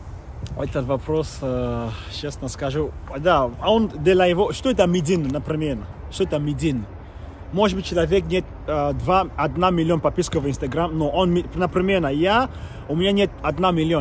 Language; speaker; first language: Russian; non-native, learner; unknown